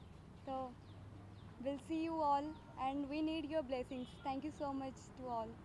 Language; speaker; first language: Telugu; non-native, learner; Odia